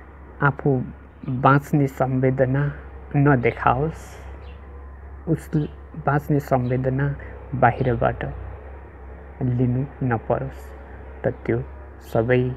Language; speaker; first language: Nepali; native; Nepali